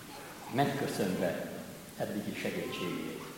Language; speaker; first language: Hungarian; native; Hungarian